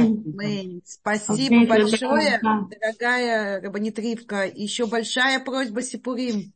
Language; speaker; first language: Russian; native; Russian